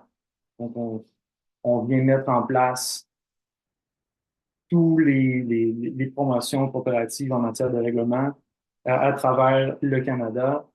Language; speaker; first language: French; native; French